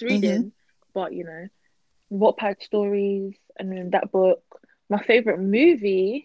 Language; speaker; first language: English; native; English